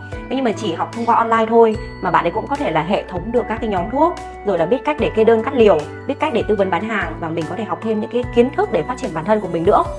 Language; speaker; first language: Vietnamese; native; Vietnamese